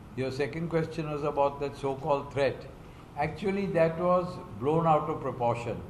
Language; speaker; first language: English; non-native, local second language; Marathi